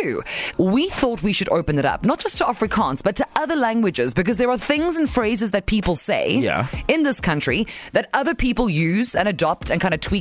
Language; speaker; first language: English; native; English